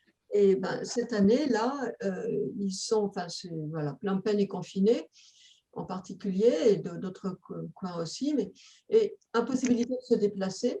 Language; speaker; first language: French; native; French